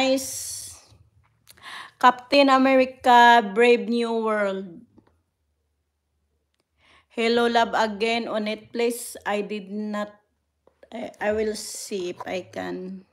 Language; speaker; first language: English; non-native, local second language; Cebuano